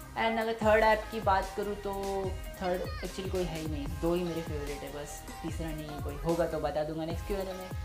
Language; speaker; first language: Hindi; native; Hindi